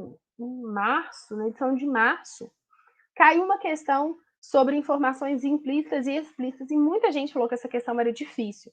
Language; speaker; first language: Portuguese; native; Portuguese